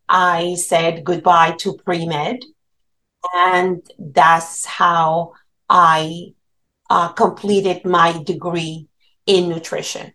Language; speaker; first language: English; non-native, fluent; Spanish